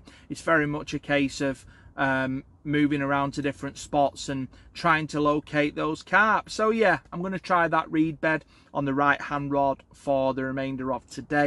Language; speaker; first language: English; native; English